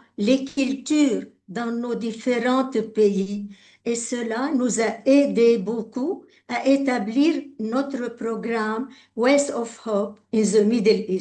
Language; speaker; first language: French; non-native, local second language; Arabic